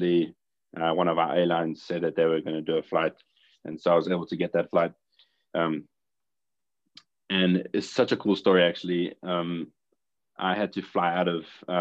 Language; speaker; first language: English; native; English